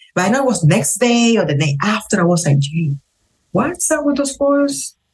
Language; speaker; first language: English; non-native, fluent; Spanish